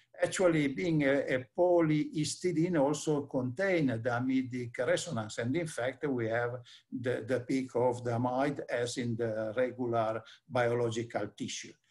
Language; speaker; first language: English; non-native, fluent; Italian